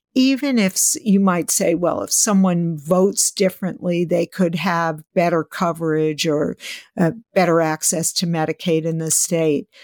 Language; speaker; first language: English; native; English